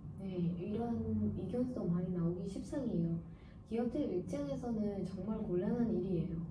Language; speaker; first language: Korean; non-native, learner; Burmese